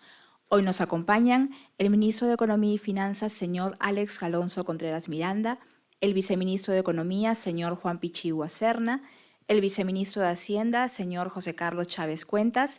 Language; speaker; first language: Spanish; native; Spanish